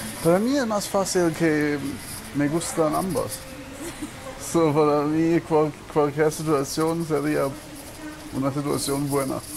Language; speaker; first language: Spanish; non-native, learner; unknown